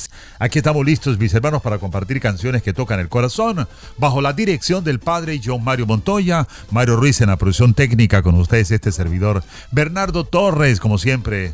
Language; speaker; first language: Spanish; native; Spanish